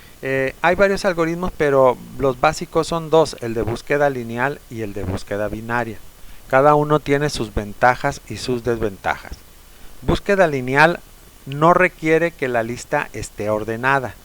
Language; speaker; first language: Spanish; native; Spanish